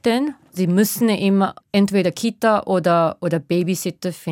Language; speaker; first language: German; non-native, fluent; Japanese